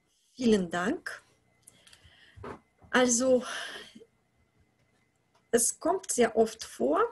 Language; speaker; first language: German; non-native, fluent; Russian